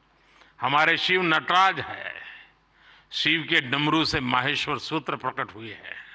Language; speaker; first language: Hindi; non-native, local second language; Gujarati